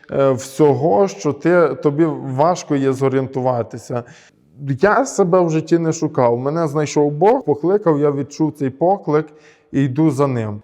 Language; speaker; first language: Ukrainian; early bilingual, heritage; Ukrainian